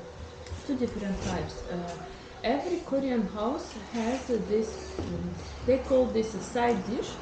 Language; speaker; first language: English; non-native, learner; Russian